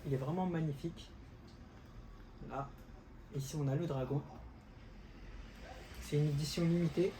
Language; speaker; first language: French; native; French